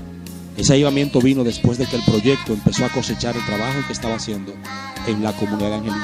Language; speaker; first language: Spanish; native; Spanish